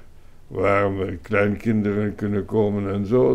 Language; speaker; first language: Dutch; non-native, local second language; French